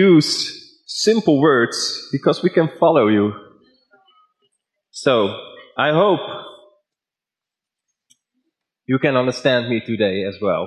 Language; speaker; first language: English; non-native, fluent; Dutch